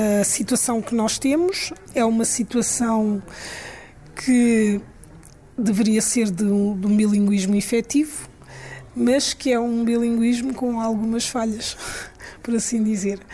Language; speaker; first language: Portuguese; non-native, local second language; Kabuverdianu